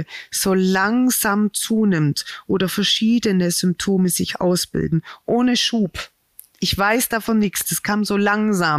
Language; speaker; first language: German; native; German